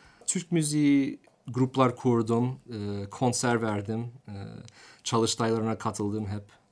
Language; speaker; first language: Turkish; non-native, fluent; English